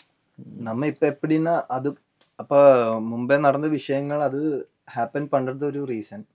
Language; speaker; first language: Tamil; non-native, learner; Malayalam